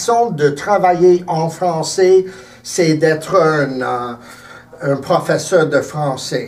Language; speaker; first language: French; early bilingual, heritage; English